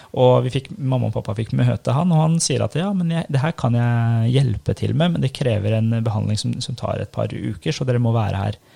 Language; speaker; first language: Norwegian; early bilingual, other home language; Persian